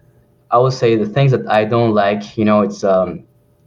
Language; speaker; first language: English; non-native, fluent; Spanish